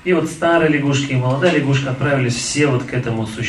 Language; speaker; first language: Russian; native; Russian